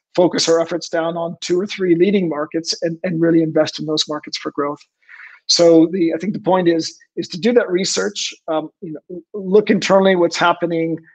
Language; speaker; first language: English; native; English